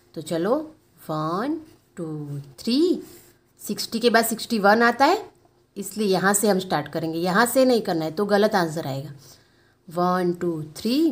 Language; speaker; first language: Hindi; non-native, local second language; Gujarati